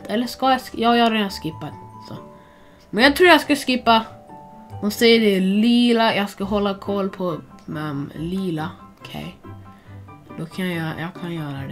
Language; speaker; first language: Swedish; non-native, fluent; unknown